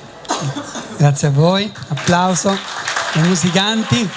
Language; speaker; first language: Italian; native; Italian